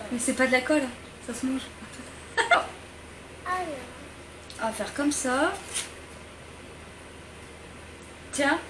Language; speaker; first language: French; native; French